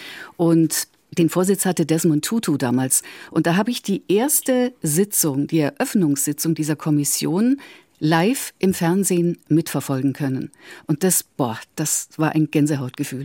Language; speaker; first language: German; native; German